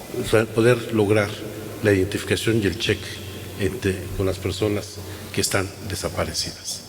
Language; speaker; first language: Spanish; native; Spanish